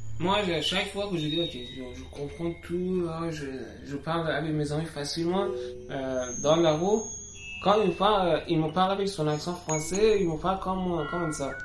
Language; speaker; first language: French; non-native, learner; Persian